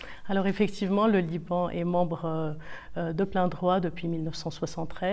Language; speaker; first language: French; non-native, local second language; Arabic